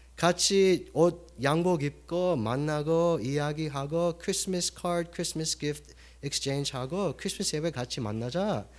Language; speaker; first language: Korean; early bilingual, heritage; Korean